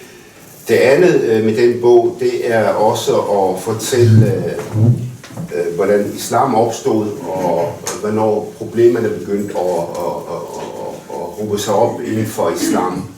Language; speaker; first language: Danish; early bilingual, other home language; Arabic